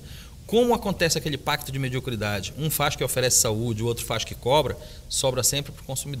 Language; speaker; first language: Portuguese; native; Portuguese